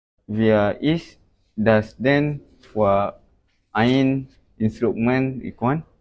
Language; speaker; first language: German; non-native, learner; Malay